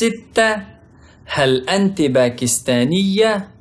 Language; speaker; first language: Arabic; non-native, fluent; Pashto